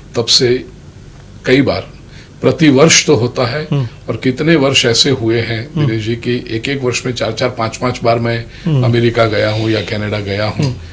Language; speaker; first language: Hindi; non-native, local second language; Gujarati